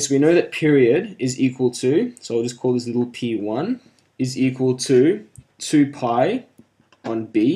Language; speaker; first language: English; native; English